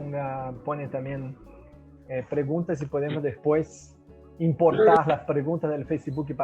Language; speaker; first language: Spanish; non-native, fluent; Portuguese